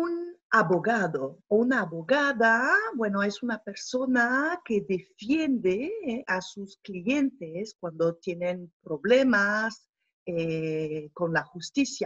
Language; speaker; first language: Spanish; non-native, fluent; French